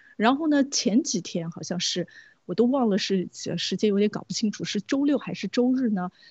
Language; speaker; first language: Chinese; native; Chinese